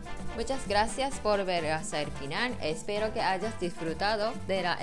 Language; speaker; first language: Spanish; non-native, learner; Japanese